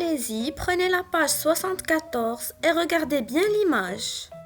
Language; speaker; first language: French; non-native, local second language; Arabic